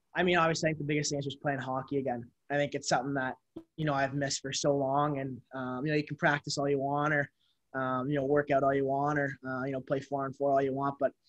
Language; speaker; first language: English; native; English